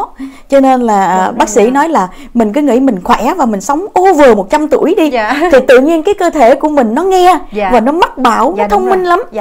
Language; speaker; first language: Vietnamese; native; Vietnamese